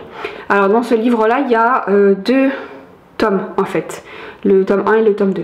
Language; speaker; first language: French; native; French